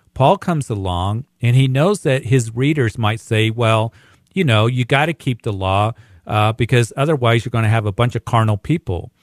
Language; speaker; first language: English; native; English